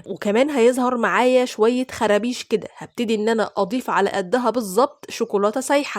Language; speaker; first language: Arabic; native; Arabic